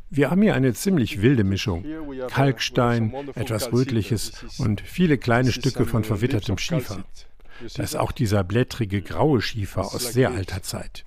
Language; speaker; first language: German; native; German